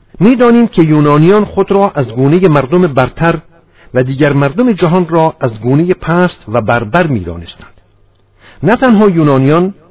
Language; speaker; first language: Persian; non-native, local second language; Armenian